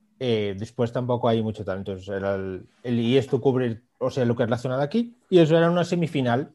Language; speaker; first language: Spanish; native; Spanish